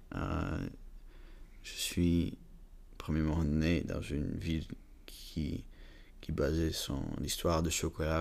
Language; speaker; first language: French; non-native, learner; Dutch